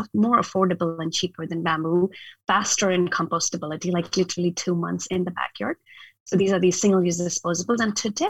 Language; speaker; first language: English; non-native, local second language; Hindi